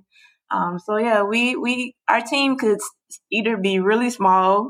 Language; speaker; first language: English; native; English